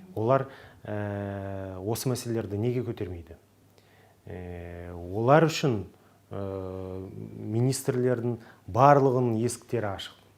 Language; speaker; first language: Kazakh; non-native, local second language; Russian